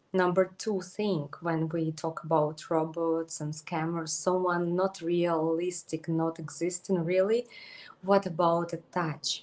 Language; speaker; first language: English; non-native, fluent; Ukrainian